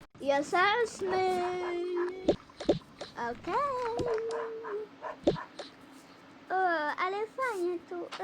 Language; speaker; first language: Polish; early bilingual, heritage; Polish